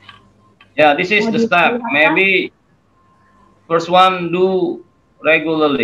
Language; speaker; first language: English; non-native, fluent; Indonesian